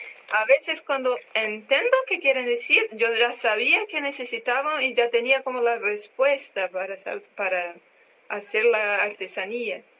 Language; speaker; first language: Spanish; non-native, learner; Portuguese